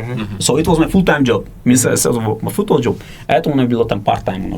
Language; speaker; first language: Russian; non-native, local second language; Uzbek